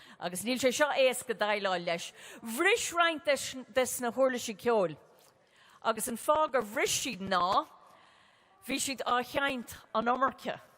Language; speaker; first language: Irish; native; Irish